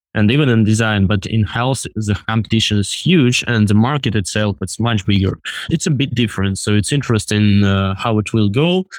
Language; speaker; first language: English; non-native, fluent; Russian